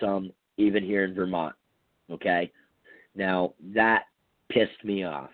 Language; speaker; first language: English; native; English